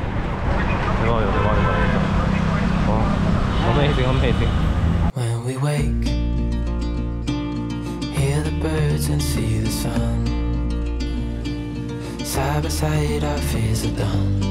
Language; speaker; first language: English; non-native, fluent; Korean